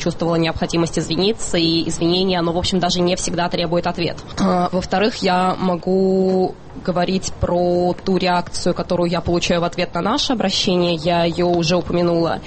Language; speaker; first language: Russian; native; Russian